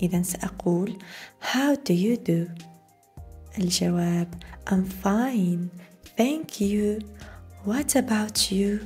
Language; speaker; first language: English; non-native, fluent; Arabic